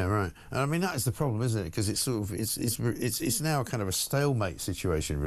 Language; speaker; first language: English; native; English